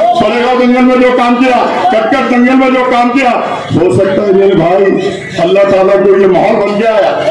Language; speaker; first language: Hindi; non-native, local second language; Urdu